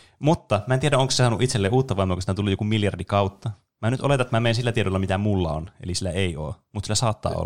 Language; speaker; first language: Finnish; native; Finnish